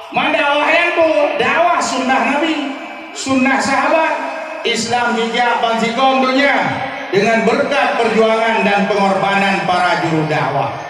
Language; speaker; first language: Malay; non-native, local second language; Achinese